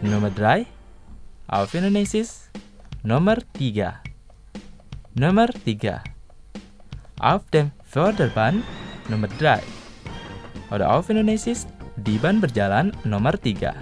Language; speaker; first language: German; non-native, fluent; Indonesian